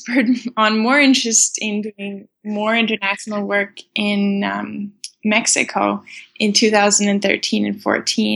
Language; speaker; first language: English; native; English